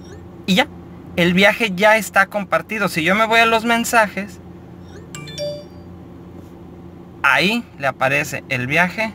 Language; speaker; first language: Spanish; native; Spanish